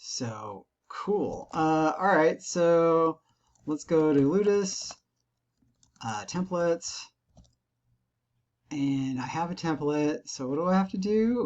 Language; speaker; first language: English; native; English